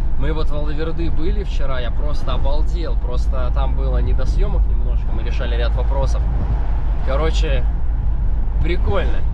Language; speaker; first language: Russian; native; Russian